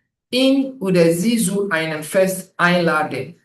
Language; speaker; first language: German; non-native, fluent; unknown